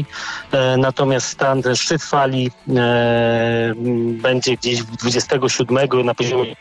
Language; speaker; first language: Polish; native; Polish